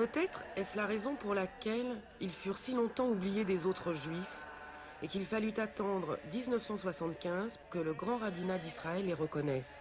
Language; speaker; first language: French; native; French